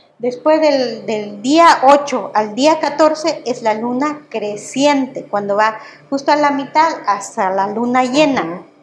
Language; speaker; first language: Spanish; non-native, local second language; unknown